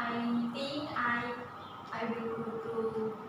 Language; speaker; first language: English; non-native, learner; Indonesian